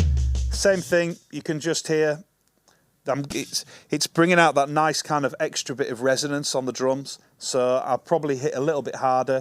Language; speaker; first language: English; native; English